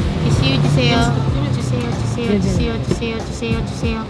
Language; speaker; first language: Korean; non-native, learner; Indonesian